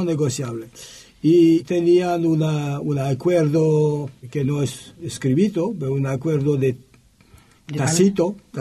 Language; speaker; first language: Spanish; non-native, learner; French